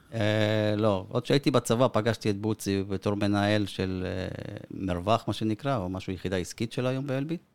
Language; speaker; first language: Hebrew; early bilingual, other home language; Spanish